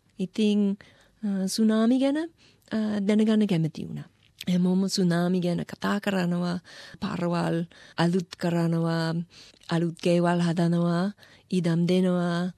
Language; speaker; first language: Sinhala; non-native, fluent; English